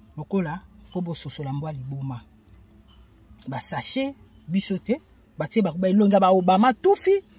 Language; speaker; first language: Lingala; non-native, local second language; Kongo